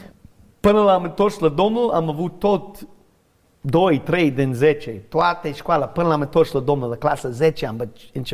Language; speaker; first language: Romanian; non-native, learner; English